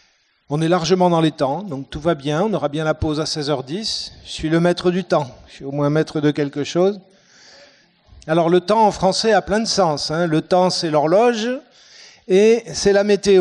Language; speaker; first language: French; native; French